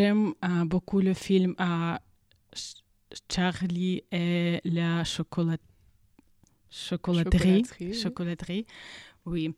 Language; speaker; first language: French; non-native, learner; Russian